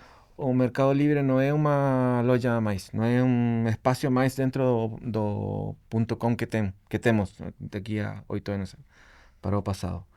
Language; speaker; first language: Portuguese; non-native, fluent; Spanish